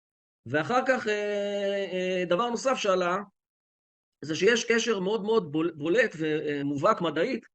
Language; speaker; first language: Hebrew; native; Hebrew